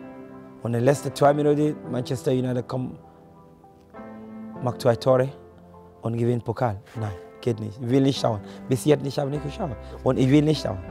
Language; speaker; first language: German; non-native, fluent; Akan